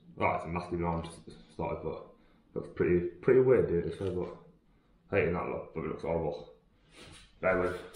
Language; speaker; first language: English; native; English